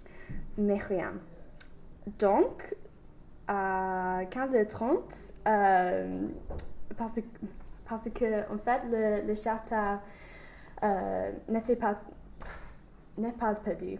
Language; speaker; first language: French; non-native, learner; English